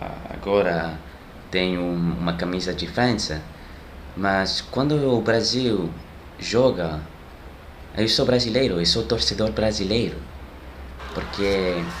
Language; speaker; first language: Portuguese; non-native, learner; French